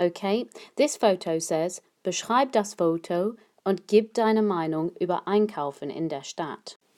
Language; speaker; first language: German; non-native, fluent; English